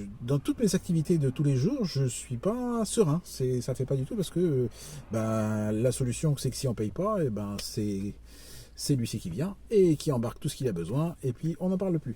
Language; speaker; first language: French; native; French